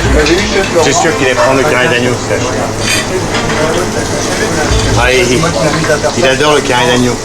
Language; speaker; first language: French; native; French